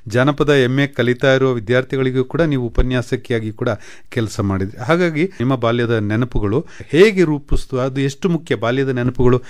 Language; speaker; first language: Kannada; native; Kannada